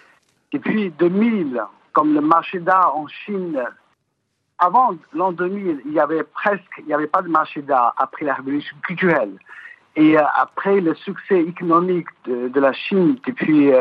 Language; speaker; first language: French; non-native, fluent; Chinese